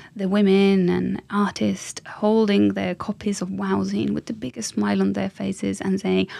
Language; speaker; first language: English; non-native, fluent; Finnish